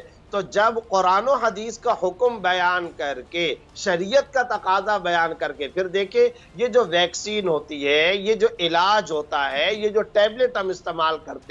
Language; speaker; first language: Urdu; native; Urdu